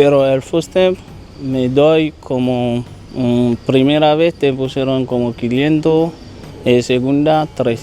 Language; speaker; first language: Spanish; non-native, learner; Haitian Creole